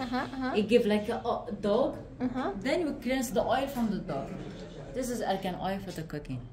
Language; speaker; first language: English; non-native, learner; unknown